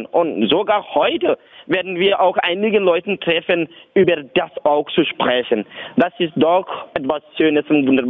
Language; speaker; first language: German; non-native, learner; Bambara